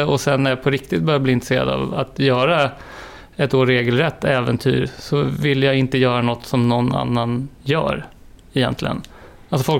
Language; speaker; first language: Swedish; native; Swedish